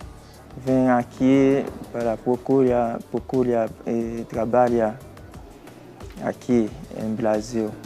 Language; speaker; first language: Portuguese; non-native, learner; Haitian Creole